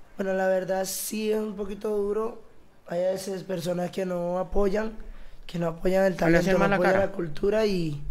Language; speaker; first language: Spanish; native; Spanish